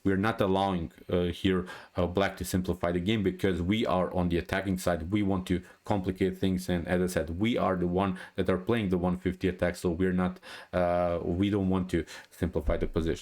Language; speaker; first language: English; non-native, fluent; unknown